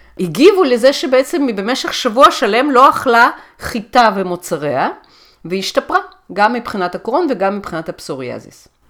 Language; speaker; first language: Hebrew; early bilingual, other home language; Russian